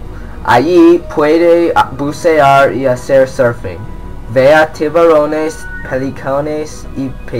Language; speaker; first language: Spanish; non-native, learner; English